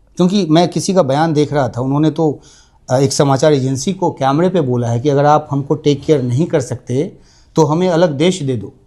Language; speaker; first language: Hindi; native; Hindi